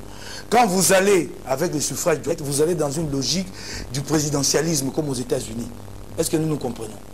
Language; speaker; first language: French; non-native, local second language; Lingala